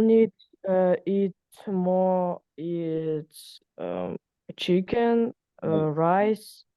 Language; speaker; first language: English; non-native, learner; Russian